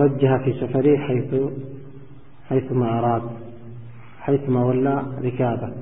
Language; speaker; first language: Arabic; native; Arabic